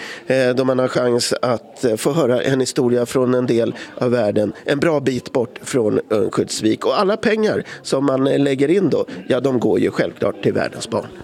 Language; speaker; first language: Swedish; native; Swedish